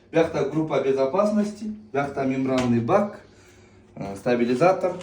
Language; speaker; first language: Russian; non-native, local second language; Kyrgyz